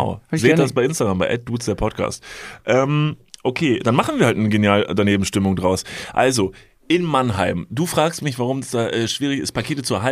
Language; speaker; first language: German; native; German